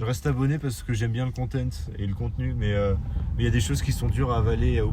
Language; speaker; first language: French; native; French